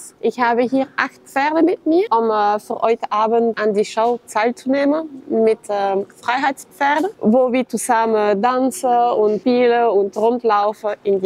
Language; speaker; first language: German; non-native, fluent; French